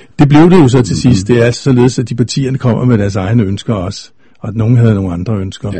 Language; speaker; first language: Danish; native; Danish